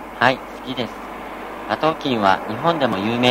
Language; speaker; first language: Japanese; non-native, learner; Mongolian